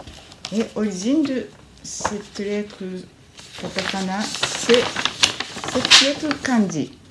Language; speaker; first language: French; non-native, learner; Japanese